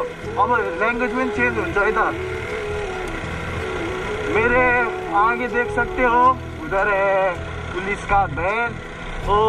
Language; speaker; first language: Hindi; non-native, learner; Nepali